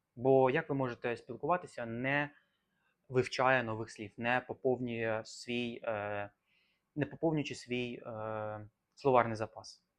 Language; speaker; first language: Ukrainian; native; Ukrainian